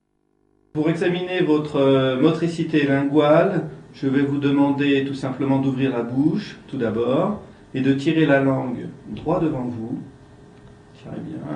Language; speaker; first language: French; native; French